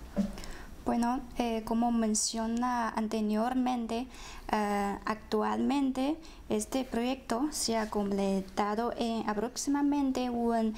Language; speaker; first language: Spanish; non-native, fluent; Chinese